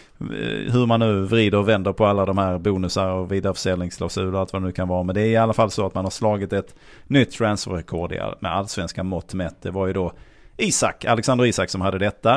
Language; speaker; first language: Swedish; native; Swedish